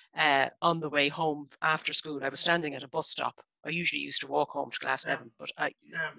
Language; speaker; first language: English; native; English